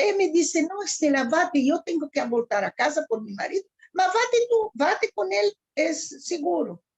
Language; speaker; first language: Spanish; early bilingual, heritage; Ladino